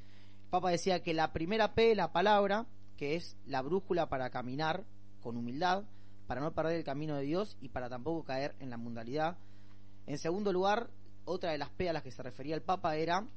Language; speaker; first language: Spanish; native; Spanish